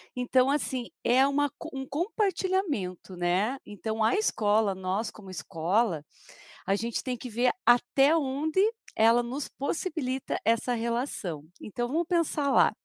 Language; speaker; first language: Portuguese; native; Portuguese